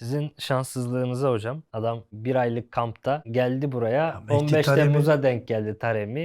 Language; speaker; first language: Turkish; native; Turkish